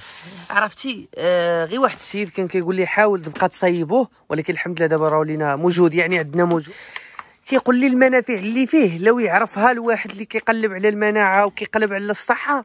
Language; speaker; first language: Arabic; native; Arabic